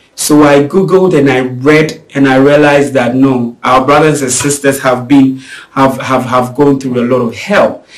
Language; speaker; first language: English; non-native, local second language; Akan